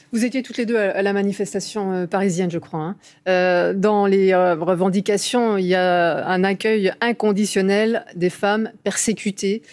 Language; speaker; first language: French; native; French